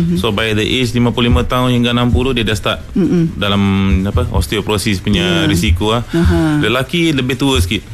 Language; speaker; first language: Malay; non-native, local second language; Punjabi